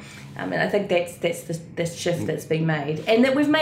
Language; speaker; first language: English; native; English